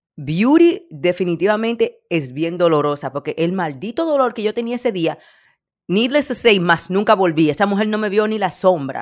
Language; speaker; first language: Spanish; early bilingual, heritage; Spanish